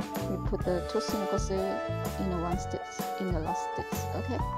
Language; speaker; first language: English; non-native, learner; Indonesian